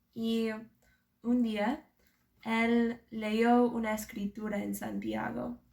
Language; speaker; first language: Spanish; non-native, fluent; English